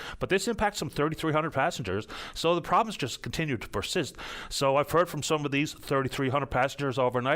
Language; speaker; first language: English; native; English